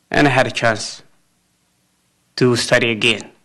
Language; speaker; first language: English; non-native, fluent; Amharic